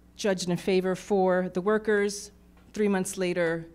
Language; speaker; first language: English; native; English